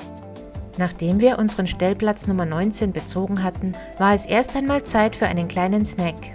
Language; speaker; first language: German; native; German